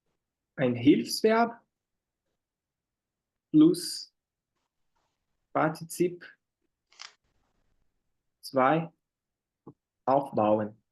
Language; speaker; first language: German; non-native, fluent; Portuguese